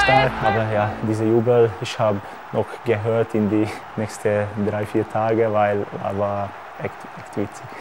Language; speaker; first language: German; non-native, learner; Hungarian